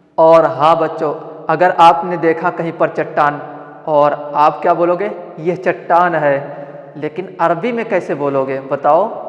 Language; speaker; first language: Urdu; non-native, local second language; Malayalam